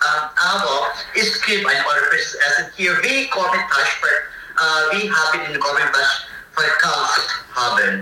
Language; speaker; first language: German; non-native, learner; Filipino